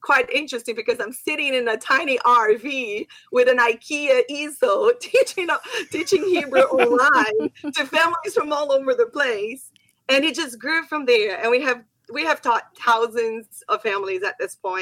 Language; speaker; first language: English; non-native, fluent; Portuguese